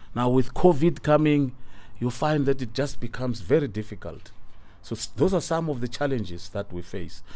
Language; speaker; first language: English; non-native, local second language; Tsonga